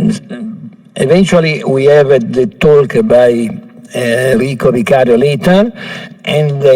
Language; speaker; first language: English; non-native, fluent; Italian